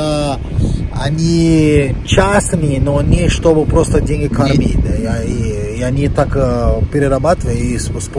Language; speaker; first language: Russian; non-native, fluent; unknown